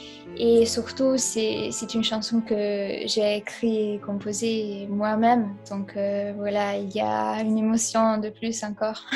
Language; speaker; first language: French; non-native, fluent; Italian